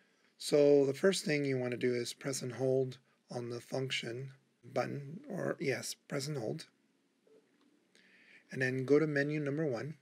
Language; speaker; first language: English; native; English